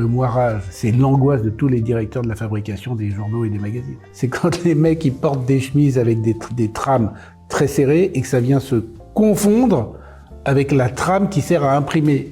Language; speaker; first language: French; native; French